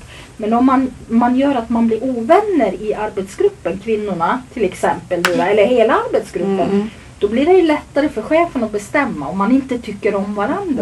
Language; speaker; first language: Swedish; native; Swedish